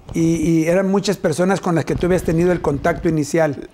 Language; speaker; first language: Spanish; native; Spanish